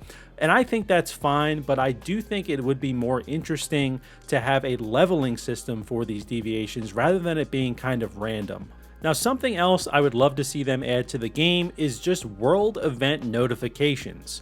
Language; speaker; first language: English; native; English